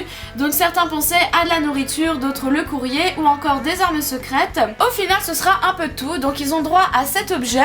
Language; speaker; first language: French; native; French